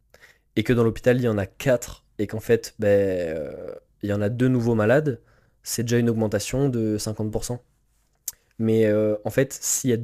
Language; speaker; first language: French; native; French